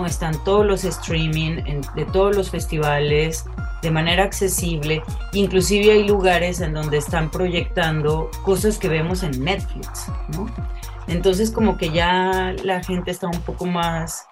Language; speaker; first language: Spanish; native; Spanish